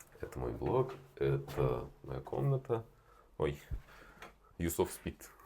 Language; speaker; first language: Russian; non-native, fluent; Persian